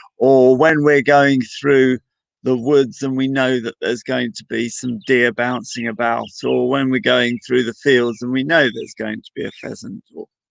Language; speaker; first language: English; native; English